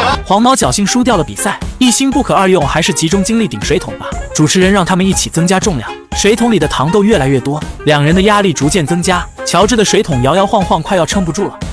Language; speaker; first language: Chinese; native; Chinese